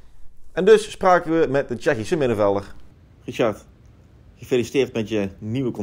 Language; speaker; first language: Dutch; native; Dutch